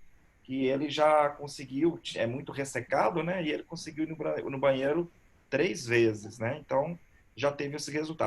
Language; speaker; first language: Portuguese; native; Portuguese